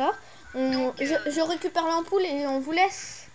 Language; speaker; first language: French; native; French